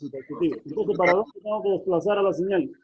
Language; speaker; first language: Spanish; native; Spanish